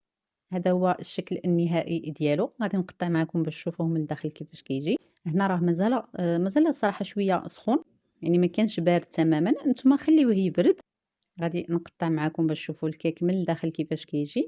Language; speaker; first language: Arabic; native; Arabic